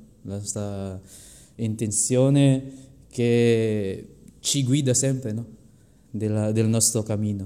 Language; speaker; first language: Italian; non-native, fluent; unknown